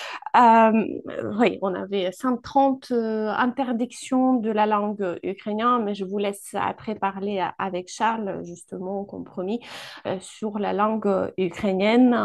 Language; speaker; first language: French; non-native, fluent; Ukrainian